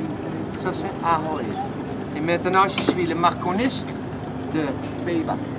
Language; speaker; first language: French; non-native, learner; Dutch